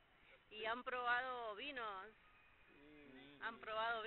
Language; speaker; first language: Spanish; native; Spanish